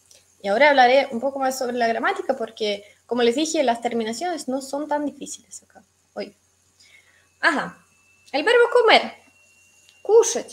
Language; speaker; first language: Spanish; non-native, fluent; Russian